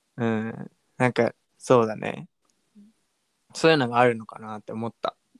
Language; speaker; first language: Japanese; native; Japanese